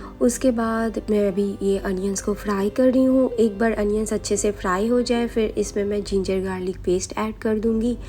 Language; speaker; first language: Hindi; non-native, local second language; Bangla